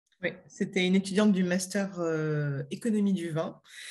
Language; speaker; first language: French; native; French